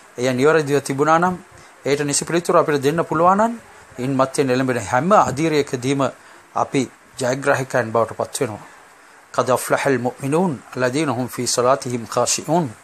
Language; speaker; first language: Sinhala; non-native, local second language; Tamil